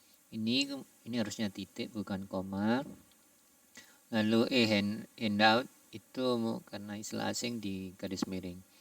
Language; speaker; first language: Indonesian; native; Indonesian